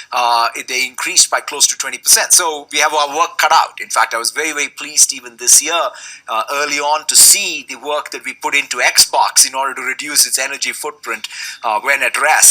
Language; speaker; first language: English; non-native, local second language; Telugu